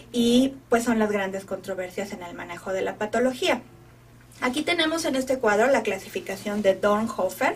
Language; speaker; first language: Spanish; native; Spanish